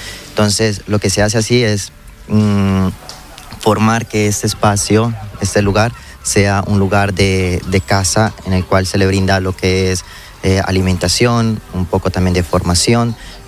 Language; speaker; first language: Spanish; native; Spanish